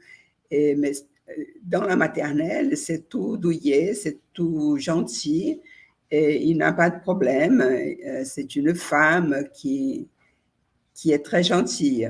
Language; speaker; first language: French; non-native, fluent; Portuguese